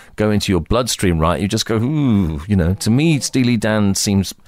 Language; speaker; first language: English; native; English